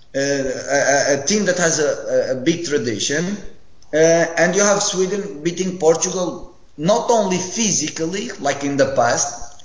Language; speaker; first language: English; non-native, fluent; Portuguese